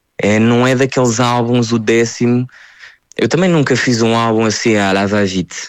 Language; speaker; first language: Portuguese; early bilingual, heritage; French